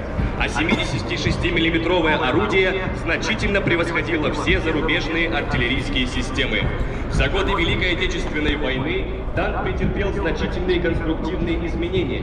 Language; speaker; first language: Russian; native; Russian